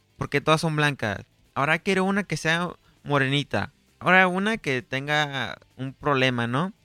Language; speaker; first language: Spanish; native; Spanish